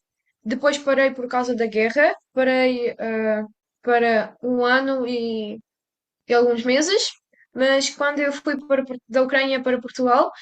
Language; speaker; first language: Portuguese; early bilingual, other home language; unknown